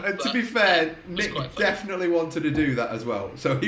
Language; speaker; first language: English; native; English